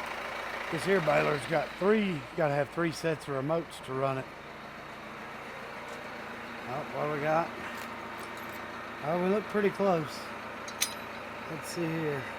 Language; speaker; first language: English; native; English